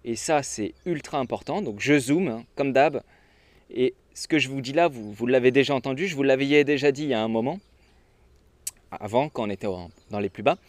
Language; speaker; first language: French; native; French